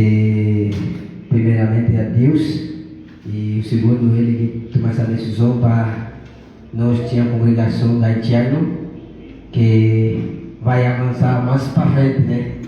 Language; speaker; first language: Portuguese; non-native, local second language; Haitian Creole